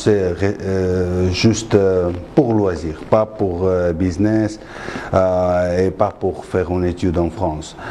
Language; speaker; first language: French; non-native, fluent; Georgian